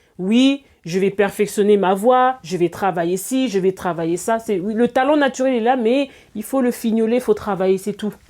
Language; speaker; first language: French; early bilingual, other home language; Lingala